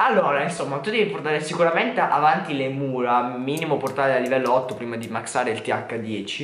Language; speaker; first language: Italian; native; Italian